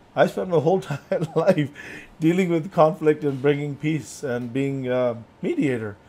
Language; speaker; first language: English; native; English